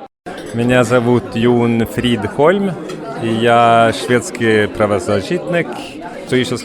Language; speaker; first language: Russian; non-native, learner; Swedish